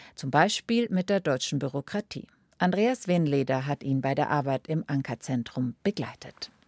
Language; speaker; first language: German; native; German